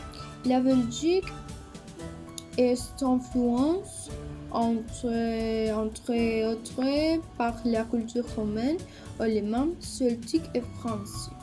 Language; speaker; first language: French; non-native, learner; Spanish